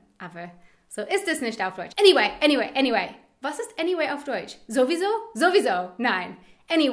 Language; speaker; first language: German; non-native, fluent; English